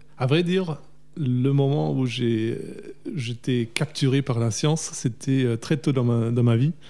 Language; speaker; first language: French; non-native, fluent; German